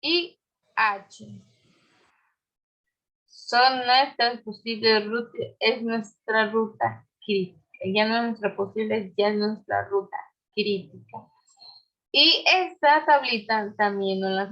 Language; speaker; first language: Spanish; native; Spanish